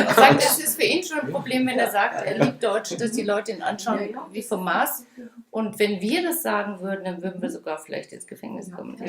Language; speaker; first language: German; native; German